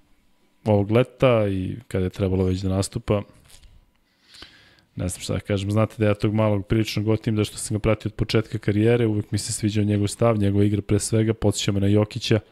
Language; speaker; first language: Serbian; native; Serbian